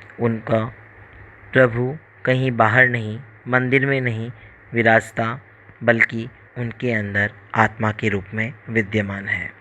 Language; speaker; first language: Hindi; native; Hindi